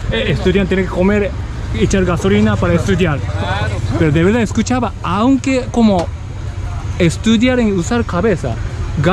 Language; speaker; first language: Spanish; non-native, learner; Japanese